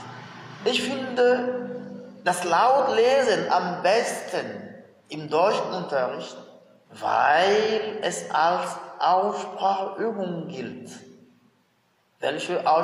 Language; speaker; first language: German; non-native, fluent; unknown